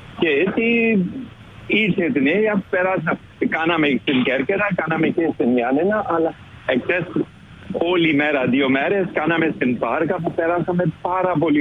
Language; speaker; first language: Greek; non-native, fluent; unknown